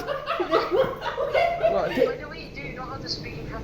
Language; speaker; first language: English; non-native, local second language; Mizo